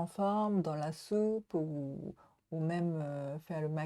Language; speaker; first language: French; non-native, learner; Japanese